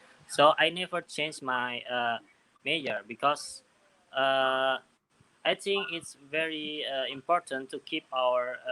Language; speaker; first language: English; non-native, learner; Indonesian